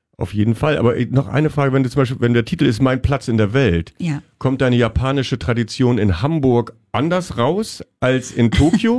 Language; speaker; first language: German; native; German